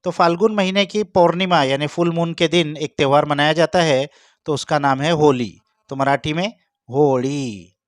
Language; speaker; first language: Hindi; non-native, local second language; Marathi